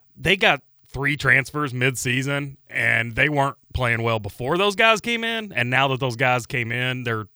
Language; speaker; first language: English; native; English